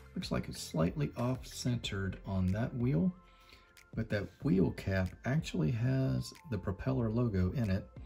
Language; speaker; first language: English; native; English